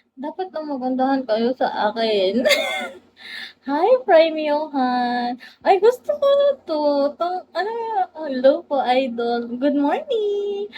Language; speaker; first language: Filipino; non-native, local second language; Cebuano